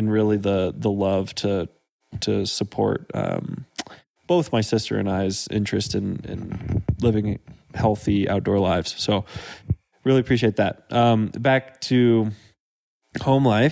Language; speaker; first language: English; native; English